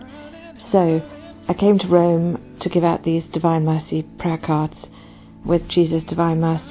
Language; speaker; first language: English; native; English